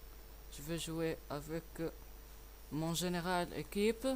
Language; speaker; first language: French; non-native, learner; English